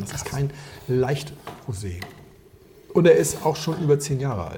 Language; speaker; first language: German; native; German